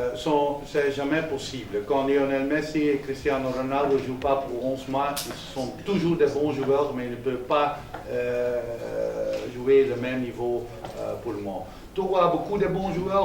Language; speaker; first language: French; non-native, local second language; Dutch